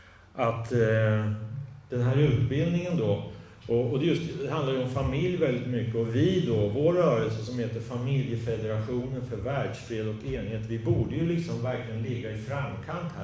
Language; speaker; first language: Swedish; native; Swedish